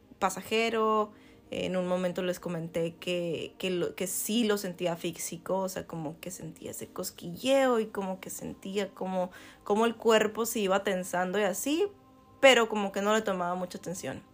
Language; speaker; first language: Spanish; native; Spanish